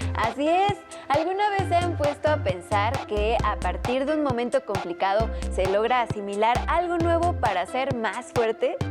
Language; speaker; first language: Spanish; native; Spanish